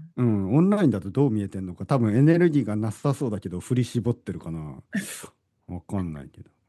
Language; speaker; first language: Japanese; native; Japanese